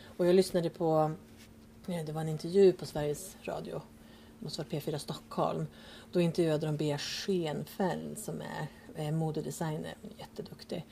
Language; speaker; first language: Swedish; early bilingual, other home language; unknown